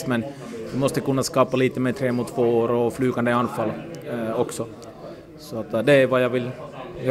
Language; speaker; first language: Swedish; non-native, fluent; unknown